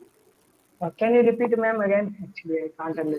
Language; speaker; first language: English; non-native, learner; Hindi